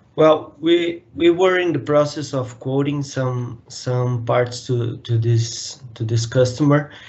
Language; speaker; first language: English; non-native, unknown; Portuguese